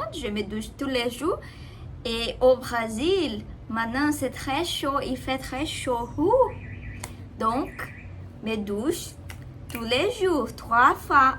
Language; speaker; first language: French; non-native, learner; Portuguese